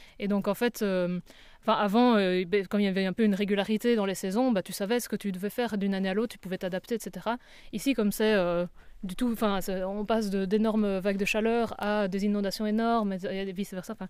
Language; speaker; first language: French; native; French